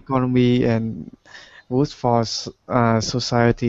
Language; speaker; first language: English; non-native, learner; Vietnamese